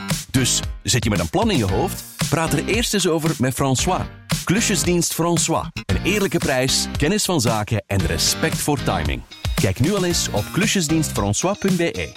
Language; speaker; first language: Dutch; native; Dutch